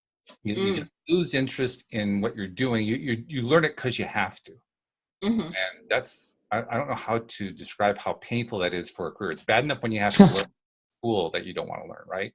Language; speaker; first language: English; native; English